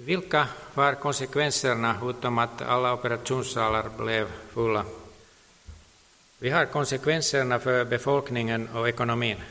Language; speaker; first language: Swedish; non-native, local second language; Finnish